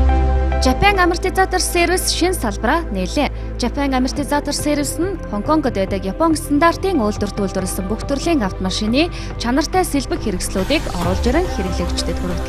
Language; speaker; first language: Mongolian; native; Mongolian